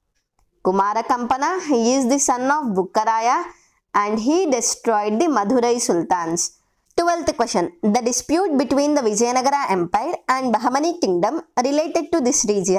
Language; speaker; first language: English; non-native, local second language; Telugu